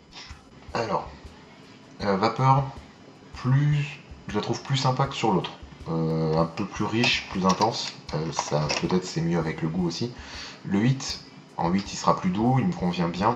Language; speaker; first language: French; native; French